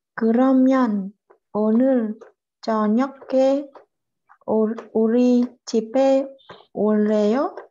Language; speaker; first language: Korean; non-native, learner; Vietnamese